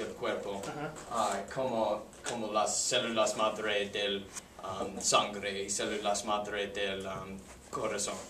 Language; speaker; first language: Spanish; non-native, learner; English